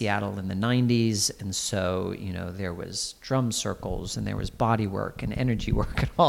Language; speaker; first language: English; native; English